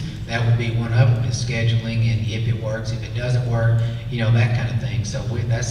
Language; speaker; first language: English; native; English